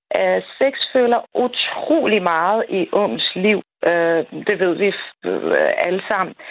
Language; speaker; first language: Danish; non-native, fluent; Persian